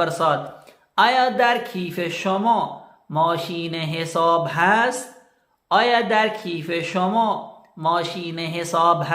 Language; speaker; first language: Persian; non-native, fluent; Urdu